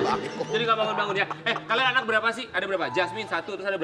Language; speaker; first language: Indonesian; native; Indonesian